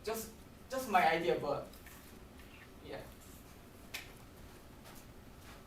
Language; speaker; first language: English; non-native, learner; Korean